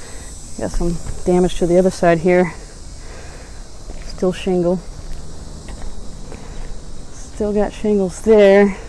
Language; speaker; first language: English; native; English